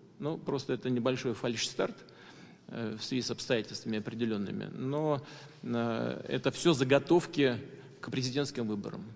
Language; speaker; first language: Russian; native; Russian